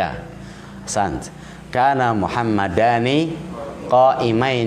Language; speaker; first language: Arabic; non-native, fluent; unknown